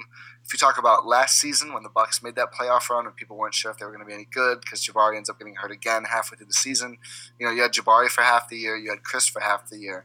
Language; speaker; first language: English; native; English